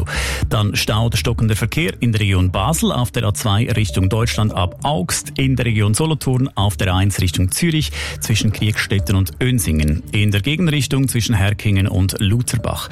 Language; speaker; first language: German; native; German